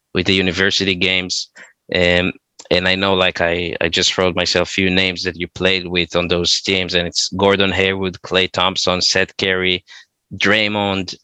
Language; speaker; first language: English; non-native, fluent; Hebrew